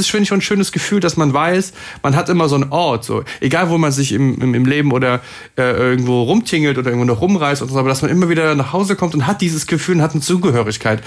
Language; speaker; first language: German; native; German